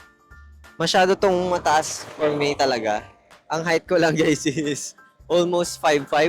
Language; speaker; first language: Filipino; native; Filipino